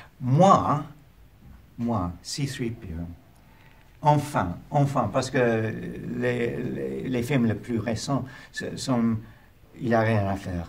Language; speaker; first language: French; non-native, learner; English